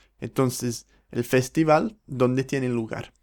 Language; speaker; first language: Spanish; non-native, fluent; English